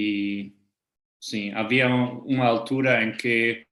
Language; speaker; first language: Portuguese; non-native, fluent; German